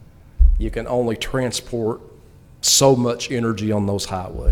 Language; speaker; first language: English; native; English